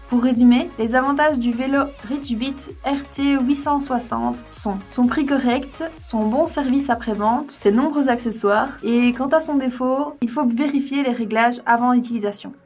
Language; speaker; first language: French; native; French